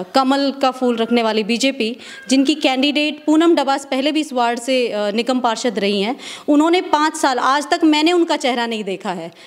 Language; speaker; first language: Hindi; native; Hindi